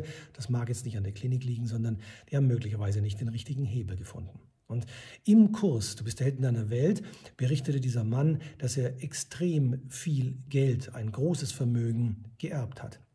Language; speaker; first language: German; native; German